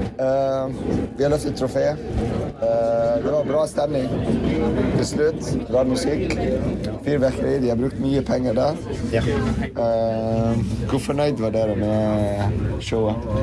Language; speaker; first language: Norwegian; non-native, fluent; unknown